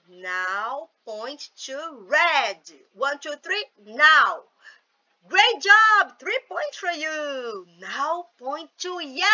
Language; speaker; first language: English; non-native, fluent; Portuguese